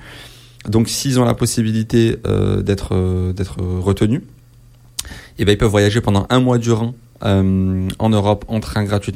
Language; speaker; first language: French; native; French